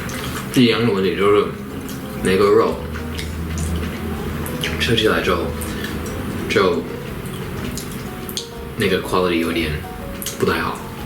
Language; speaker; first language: Chinese; non-native, fluent; English